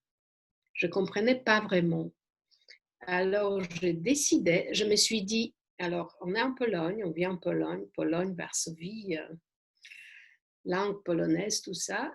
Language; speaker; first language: French; non-native, fluent; Polish